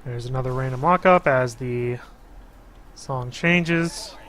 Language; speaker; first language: English; native; English